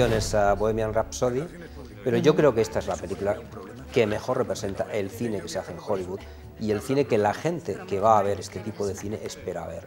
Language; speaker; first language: Spanish; native; Spanish